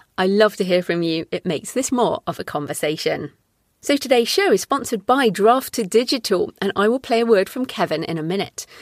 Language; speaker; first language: English; native; English